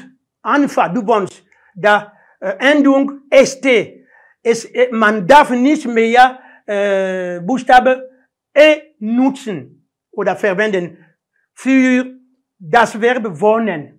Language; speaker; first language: German; non-native, learner; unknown